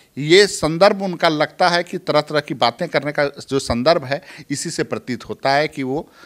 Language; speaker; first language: Hindi; native; Hindi